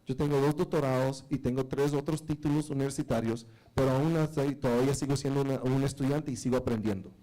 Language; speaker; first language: Spanish; native; Spanish